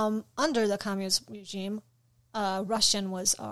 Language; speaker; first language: English; non-native, fluent; Polish